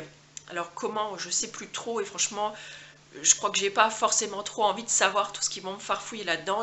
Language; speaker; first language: French; native; French